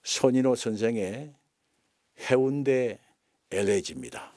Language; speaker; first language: Korean; native; Korean